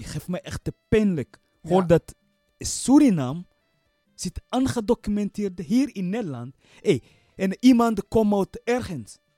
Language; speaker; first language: Dutch; non-native, learner; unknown